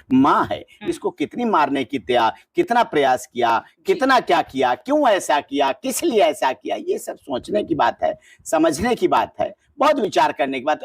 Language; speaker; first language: Hindi; native; Hindi